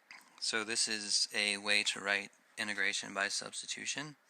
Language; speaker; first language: English; native; English